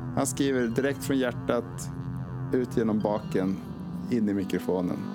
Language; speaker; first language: Swedish; early bilingual, other home language; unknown